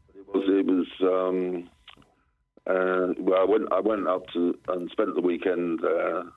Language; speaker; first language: English; native; English